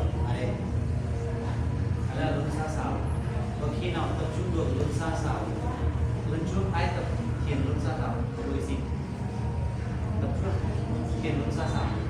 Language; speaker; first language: Vietnamese; non-native, learner; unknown